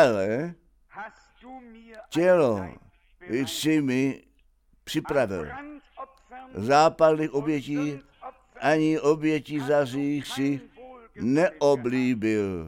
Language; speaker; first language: Czech; non-native, fluent; German